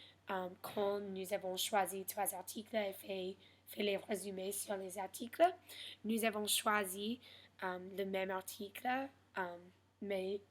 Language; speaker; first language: French; non-native, learner; English